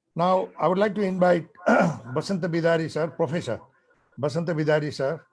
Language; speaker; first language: English; non-native, local second language; Nepali